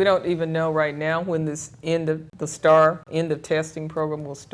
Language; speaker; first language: English; native; English